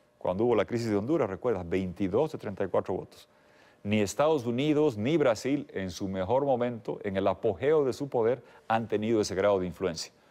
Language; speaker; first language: Spanish; native; Spanish